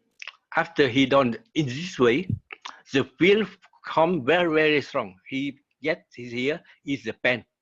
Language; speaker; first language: English; non-native, learner; Vietnamese